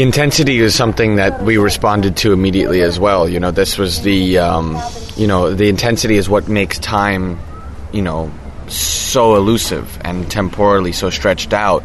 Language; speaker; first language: English; native; English